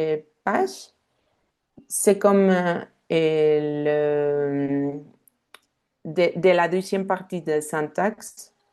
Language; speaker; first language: French; non-native, fluent; Spanish